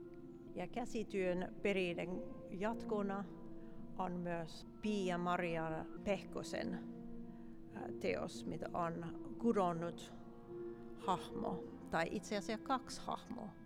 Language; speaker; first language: Finnish; non-native, fluent; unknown